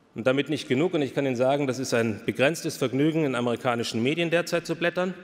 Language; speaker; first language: German; native; German